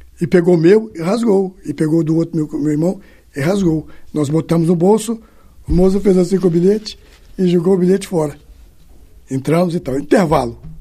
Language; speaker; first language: Portuguese; native; Portuguese